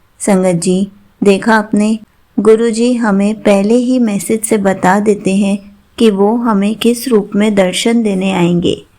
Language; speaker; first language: Hindi; native; Hindi